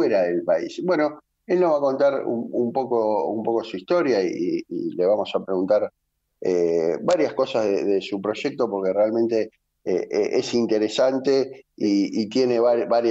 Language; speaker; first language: Spanish; native; Spanish